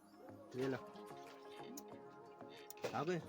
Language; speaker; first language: Hindi; non-native, local second language; Chakma